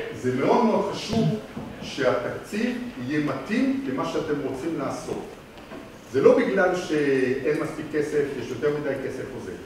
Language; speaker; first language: Hebrew; non-native, fluent; French